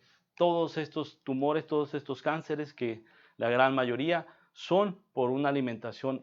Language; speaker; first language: Spanish; native; Spanish